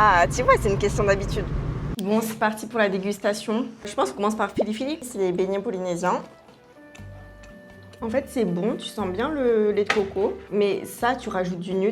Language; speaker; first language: French; native; French